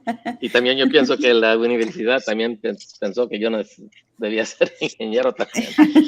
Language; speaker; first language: Spanish; early bilingual, heritage; English